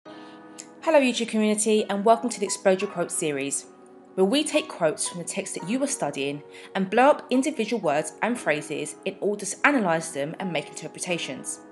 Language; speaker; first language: English; native; English